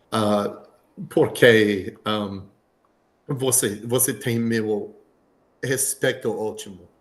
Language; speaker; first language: Portuguese; non-native, learner; English